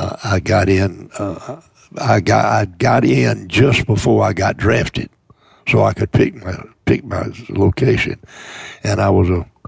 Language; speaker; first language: English; native; English